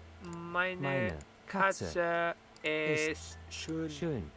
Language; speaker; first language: German; non-native, learner; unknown